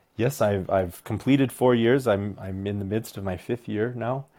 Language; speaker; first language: English; native; English